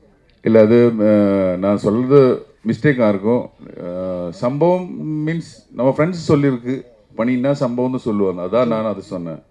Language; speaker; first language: Tamil; non-native, learner; Malayalam